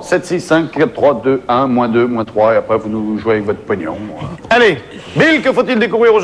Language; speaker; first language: French; native; French